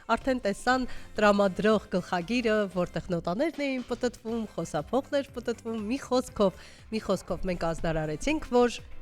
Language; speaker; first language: Armenian; native; Armenian